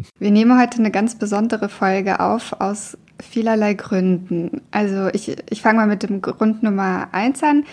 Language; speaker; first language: German; early bilingual, other home language; Russian